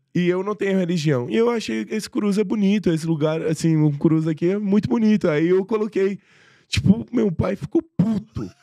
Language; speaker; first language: Portuguese; non-native, fluent; Persian